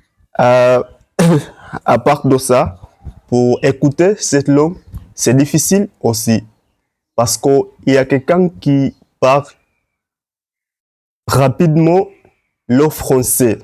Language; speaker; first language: French; non-native, learner; Swahili